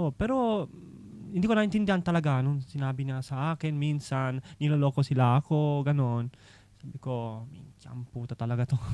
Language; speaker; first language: Filipino; non-native, learner; Italian